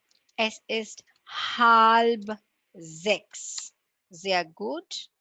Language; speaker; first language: German; non-native, learner; Tamil